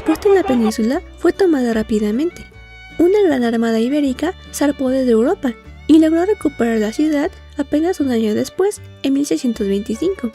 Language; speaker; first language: Spanish; native; Spanish